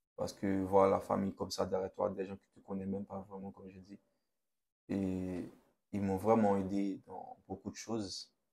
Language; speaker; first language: French; non-native, local second language; Haitian Creole